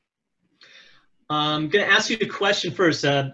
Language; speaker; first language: English; native; English